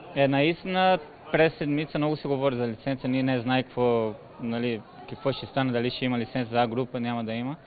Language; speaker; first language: Bulgarian; non-native, fluent; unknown